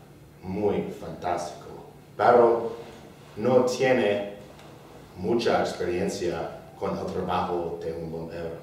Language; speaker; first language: Spanish; non-native, learner; English